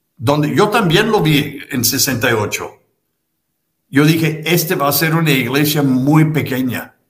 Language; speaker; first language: Spanish; non-native, fluent; English